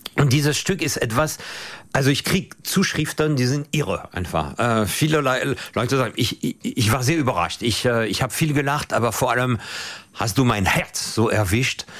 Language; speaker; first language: German; non-native, fluent; French